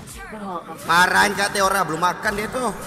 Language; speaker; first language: Indonesian; native; Indonesian